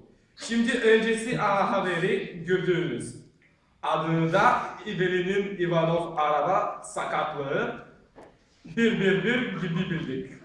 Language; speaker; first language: Turkish; non-native, learner; Bulgarian